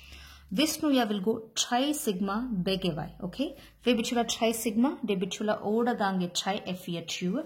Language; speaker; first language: Danish; non-native, learner; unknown